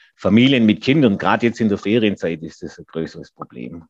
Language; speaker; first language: German; native; German